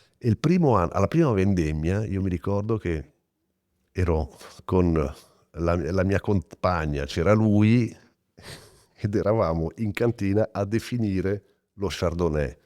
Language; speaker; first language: Italian; early bilingual, heritage; Italian